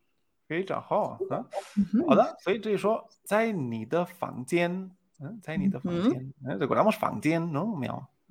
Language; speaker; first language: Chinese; non-native, learner; Spanish